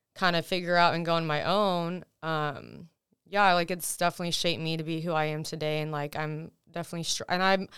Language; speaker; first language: English; early bilingual, other home language; Russian